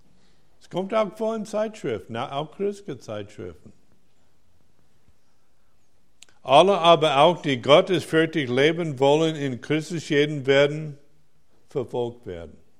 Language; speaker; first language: German; non-native, fluent; English